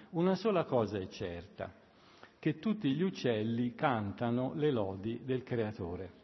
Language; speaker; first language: Italian; native; Italian